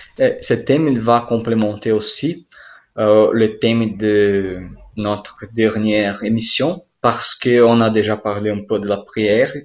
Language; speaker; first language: French; non-native, fluent; Portuguese